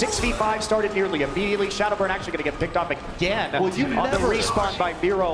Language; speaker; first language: English; native; English